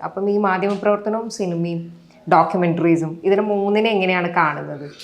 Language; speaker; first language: Malayalam; native; Malayalam